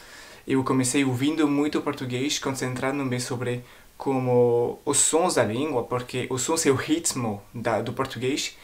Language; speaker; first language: Portuguese; non-native, fluent; French